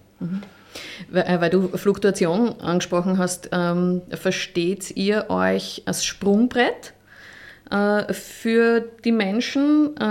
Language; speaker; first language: German; native; German